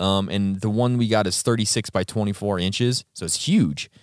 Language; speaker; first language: English; native; English